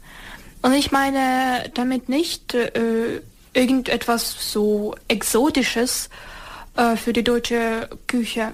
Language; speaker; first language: German; non-native, learner; Ukrainian